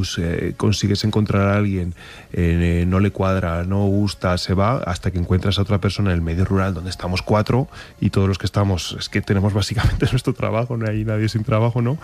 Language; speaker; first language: Spanish; native; Spanish